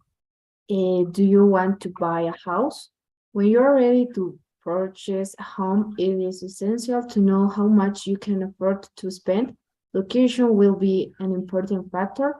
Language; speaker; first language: English; non-native, learner; Spanish